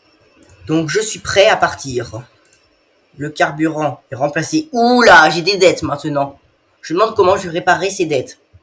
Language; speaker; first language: French; native; French